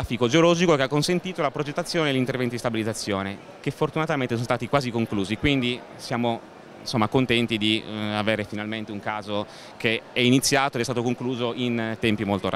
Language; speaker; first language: Italian; native; Italian